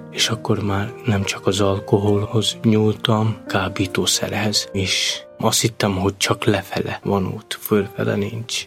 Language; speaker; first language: Hungarian; non-native, local second language; Romany